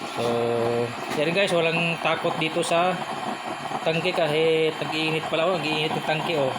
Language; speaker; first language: Filipino; non-native, local second language; Cebuano